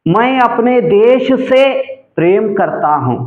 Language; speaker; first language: Hindi; non-native, local second language; Telugu